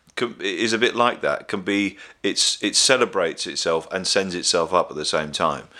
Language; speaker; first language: English; native; English